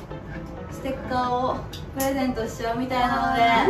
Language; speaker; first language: Japanese; native; Japanese